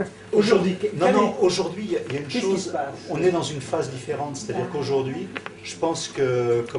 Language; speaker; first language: French; native; French